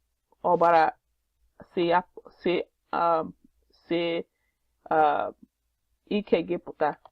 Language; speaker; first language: Igbo; non-native, learner; English